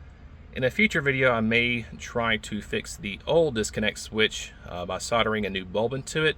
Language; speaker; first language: English; native; English